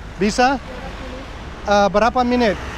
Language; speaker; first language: Indonesian; non-native, learner; English